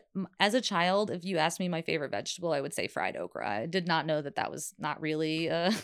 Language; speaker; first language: English; native; English